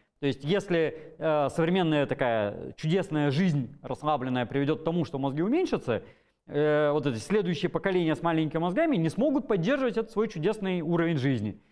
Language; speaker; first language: Russian; native; Russian